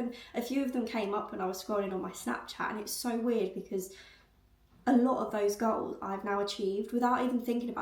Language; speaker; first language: English; native; English